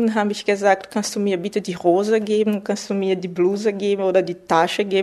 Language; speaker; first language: German; non-native, fluent; Portuguese